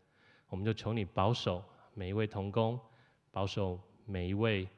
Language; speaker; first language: Chinese; native; Chinese